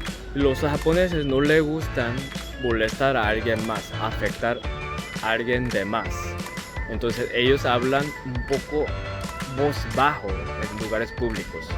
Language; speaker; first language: Spanish; non-native, learner; Korean